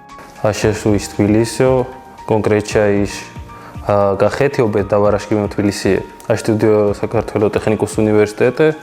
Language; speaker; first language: Lithuanian; non-native, learner; Georgian